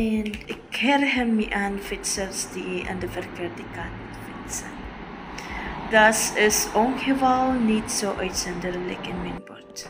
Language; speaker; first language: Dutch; non-native, learner; Filipino